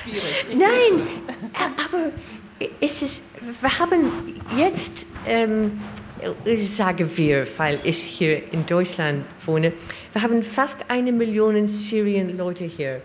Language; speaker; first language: German; non-native, learner; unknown